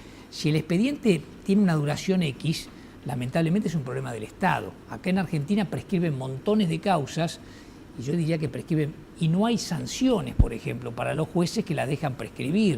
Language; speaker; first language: Spanish; native; Spanish